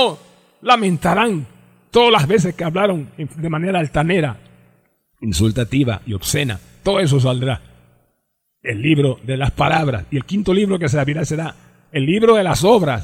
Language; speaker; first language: Spanish; native; Spanish